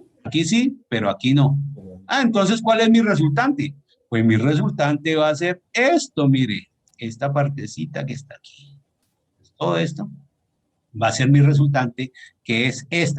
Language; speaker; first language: Spanish; native; Spanish